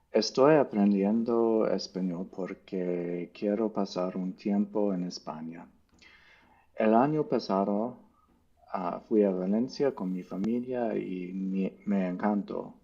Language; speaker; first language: Spanish; non-native, learner; English